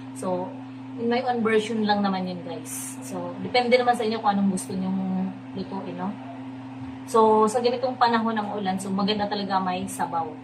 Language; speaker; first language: Filipino; non-native, local second language; Cebuano